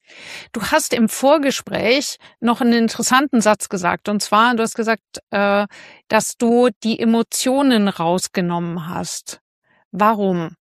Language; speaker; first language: German; native; German